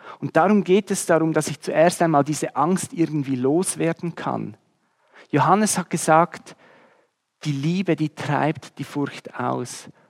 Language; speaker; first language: German; native; German